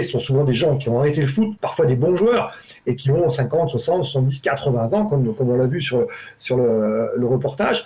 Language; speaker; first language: French; native; French